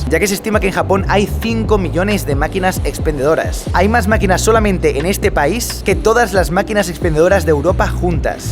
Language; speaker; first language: Spanish; native; Spanish